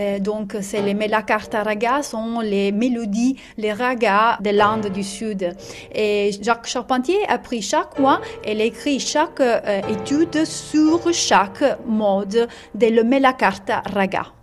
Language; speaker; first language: French; non-native, learner; Italian